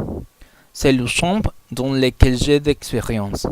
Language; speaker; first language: French; non-native, learner; Spanish